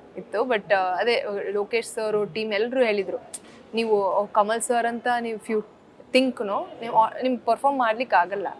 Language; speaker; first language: Kannada; early bilingual, heritage; Kannada